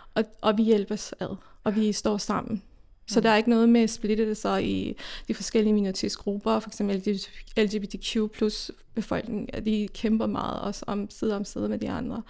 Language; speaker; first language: Danish; early bilingual, other home language; Persian